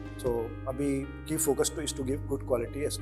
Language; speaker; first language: English; non-native, local second language; Hindi